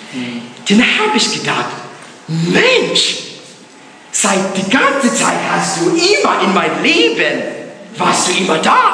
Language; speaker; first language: German; non-native, learner; English